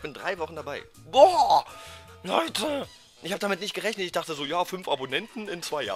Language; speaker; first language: German; native; German